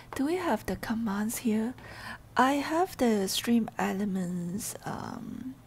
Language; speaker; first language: English; non-native, local second language; Cantonese